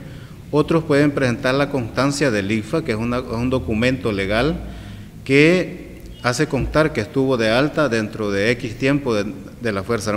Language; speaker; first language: Spanish; native; Spanish